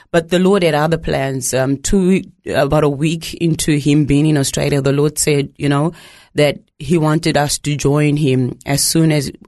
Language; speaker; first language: English; non-native, local second language; Shona